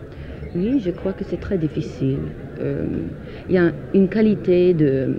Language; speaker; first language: French; non-native, fluent; English